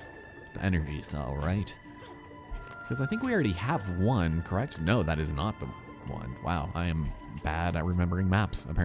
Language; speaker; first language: English; native; English